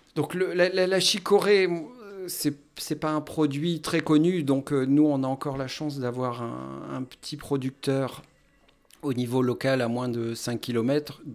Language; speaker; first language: French; native; French